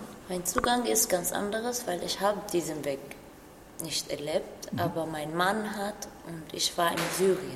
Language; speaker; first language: German; non-native, learner; Arabic